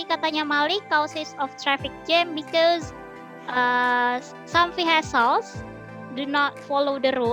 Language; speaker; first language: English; non-native, fluent; Indonesian